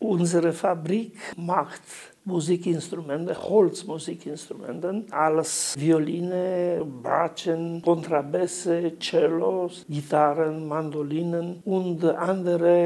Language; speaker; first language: German; non-native, learner; Romanian